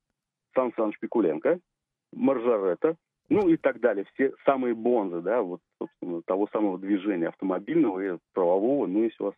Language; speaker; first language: Russian; native; Russian